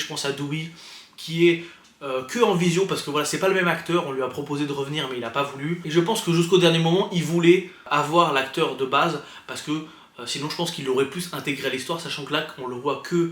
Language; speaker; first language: French; native; French